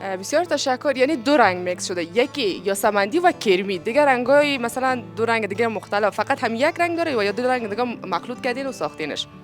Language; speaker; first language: Persian; native; Persian